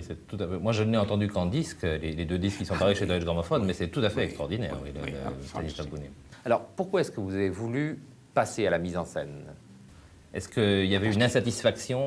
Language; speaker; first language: French; native; French